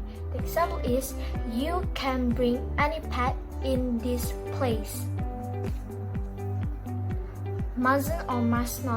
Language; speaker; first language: English; non-native, learner; Indonesian